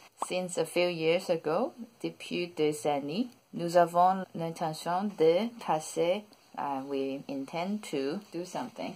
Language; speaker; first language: French; non-native, learner; Cantonese